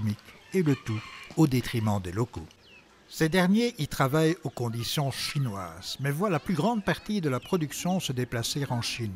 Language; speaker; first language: French; native; French